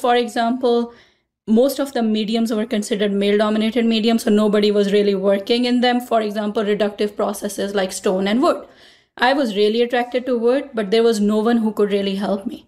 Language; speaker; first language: English; non-native, local second language; Urdu